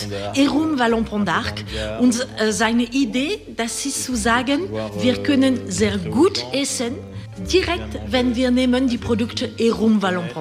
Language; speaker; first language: German; non-native, learner; French